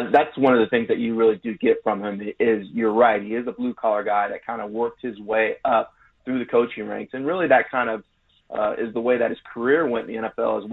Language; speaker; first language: English; native; English